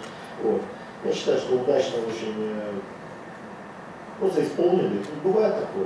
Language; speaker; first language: Russian; native; Russian